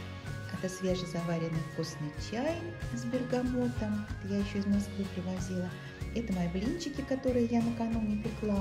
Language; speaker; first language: Russian; native; Russian